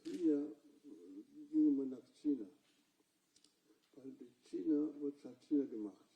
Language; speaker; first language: German; non-native, fluent; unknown